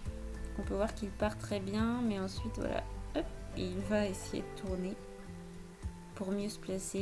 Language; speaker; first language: French; native; French